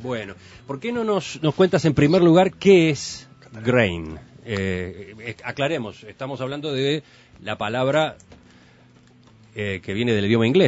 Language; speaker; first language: Spanish; native; Spanish